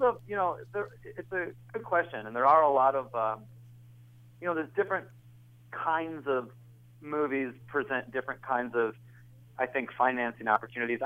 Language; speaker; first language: English; native; English